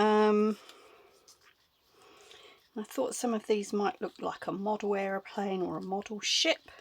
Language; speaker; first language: English; native; English